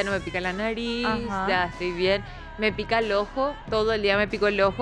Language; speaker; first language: Spanish; native; Spanish